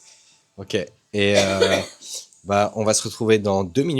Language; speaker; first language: French; native; French